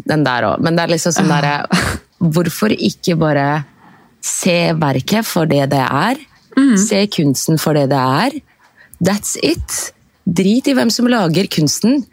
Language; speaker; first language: Norwegian; early bilingual, other home language; Arabic